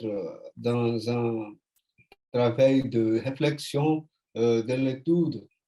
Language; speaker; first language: French; non-native, fluent; Portuguese